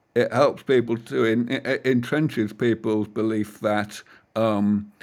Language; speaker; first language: English; native; English